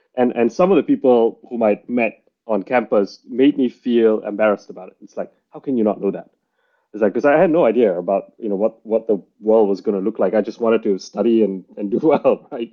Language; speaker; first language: English; non-native, local second language; Tamil